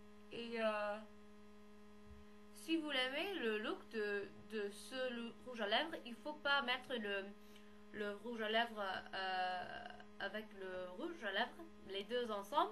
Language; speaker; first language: French; non-native, learner; English